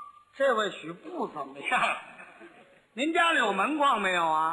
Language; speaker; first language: Chinese; native; Chinese